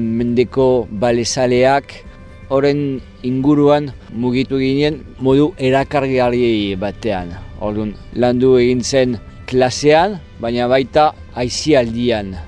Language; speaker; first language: Basque; non-native, fluent; French